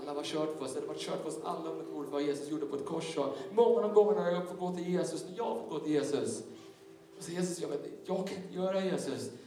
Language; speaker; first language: Swedish; native; Swedish